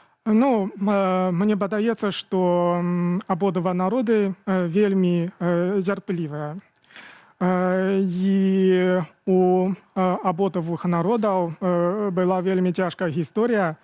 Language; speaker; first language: Belarusian; non-native, fluent; Chinese